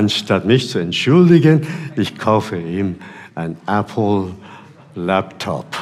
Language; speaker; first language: German; non-native, fluent; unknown